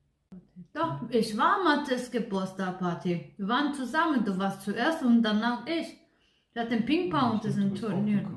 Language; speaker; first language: German; non-native, learner; Korean